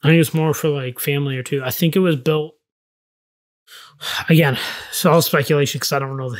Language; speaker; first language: English; native; English